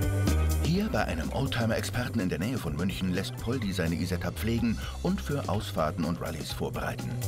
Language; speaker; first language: German; native; German